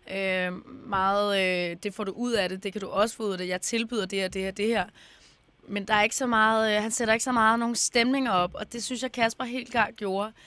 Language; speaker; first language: Danish; native; Danish